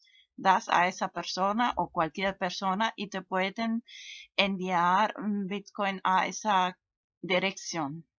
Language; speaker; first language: Spanish; non-native, fluent; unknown